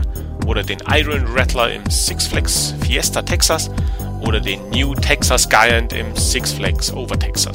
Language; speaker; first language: German; native; German